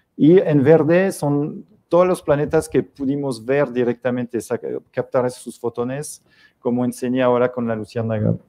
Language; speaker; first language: Spanish; non-native, fluent; French